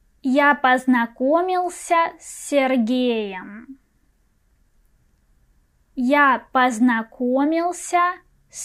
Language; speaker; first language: Russian; non-native, fluent; Persian